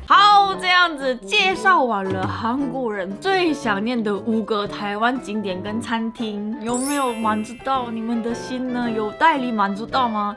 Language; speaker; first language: Chinese; non-native, fluent; Korean